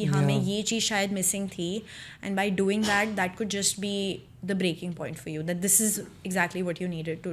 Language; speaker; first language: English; non-native, local second language; Hindi